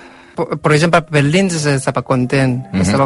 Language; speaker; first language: Catalan; non-native, learner; Korean